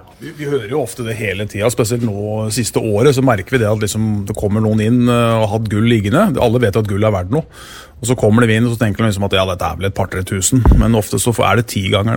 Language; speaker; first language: Norwegian; native; Norwegian